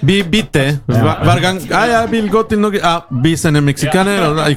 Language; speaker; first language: Norwegian; non-native, learner; Spanish